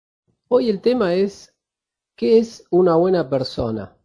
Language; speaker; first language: Spanish; native; Spanish